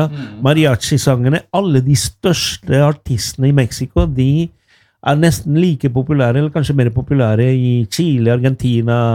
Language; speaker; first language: Swedish; non-native, fluent; Spanish